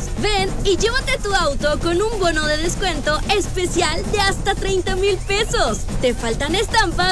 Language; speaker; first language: Spanish; native; Spanish